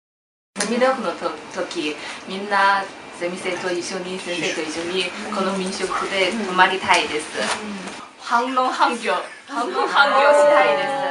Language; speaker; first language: Japanese; non-native, fluent; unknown